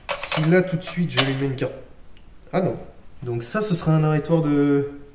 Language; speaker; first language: French; native; French